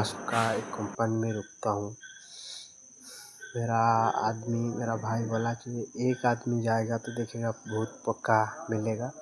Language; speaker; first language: Hindi; non-native, local second language; Odia